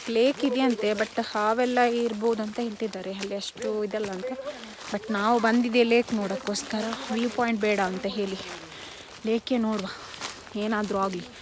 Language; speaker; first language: Kannada; non-native, local second language; Tulu